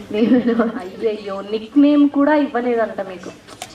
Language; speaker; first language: Telugu; native; Telugu